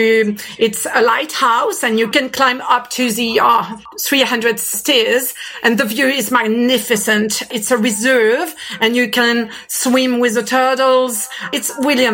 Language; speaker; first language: English; non-native, fluent; French